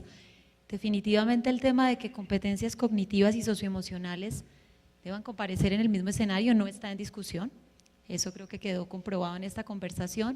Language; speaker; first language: Spanish; native; Spanish